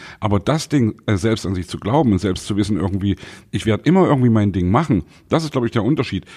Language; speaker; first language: German; native; German